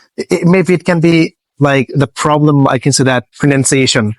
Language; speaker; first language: English; non-native, local second language; Bangla